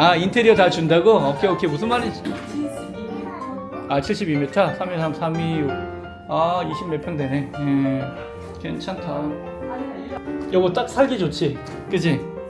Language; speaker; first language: Korean; native; Korean